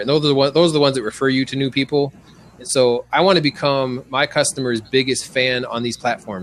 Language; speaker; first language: English; native; English